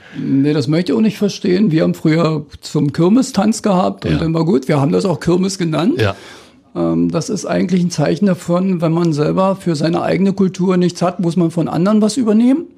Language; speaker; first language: German; native; German